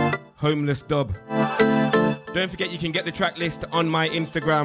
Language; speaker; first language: English; native; English